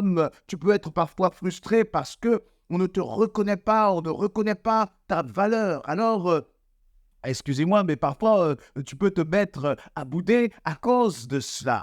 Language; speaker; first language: French; native; French